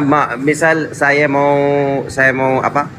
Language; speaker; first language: Indonesian; non-native, learner; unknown